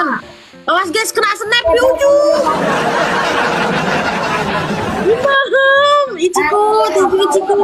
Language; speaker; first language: Indonesian; native; Indonesian